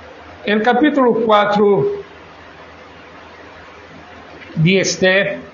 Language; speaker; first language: Spanish; non-native, fluent; Portuguese